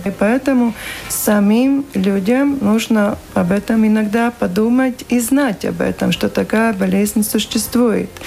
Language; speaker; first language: Russian; non-native, local second language; Latvian